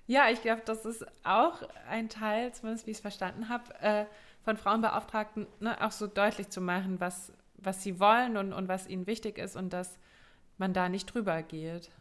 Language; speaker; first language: German; native; German